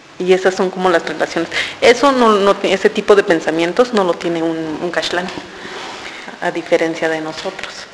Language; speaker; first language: Spanish; non-native, local second language; Tzotzil